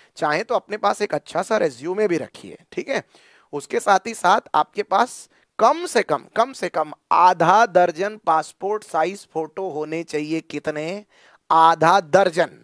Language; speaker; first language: Hindi; non-native, local second language; Marathi